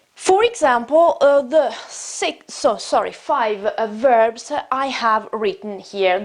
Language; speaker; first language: English; non-native, fluent; Italian